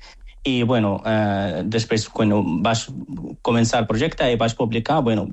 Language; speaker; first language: Catalan; non-native, fluent; Arabic